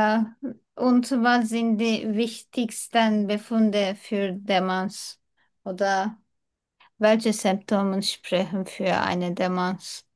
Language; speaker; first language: German; non-native, learner; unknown